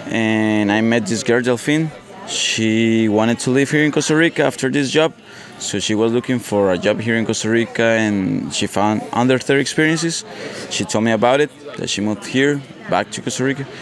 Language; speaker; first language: English; non-native, fluent; Spanish